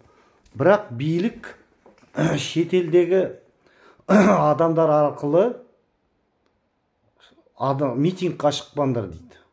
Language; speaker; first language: Kazakh; native; Kazakh